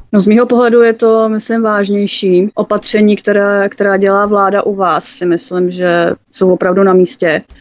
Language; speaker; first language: Czech; native; Czech